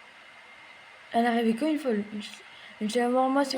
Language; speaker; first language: French; native; French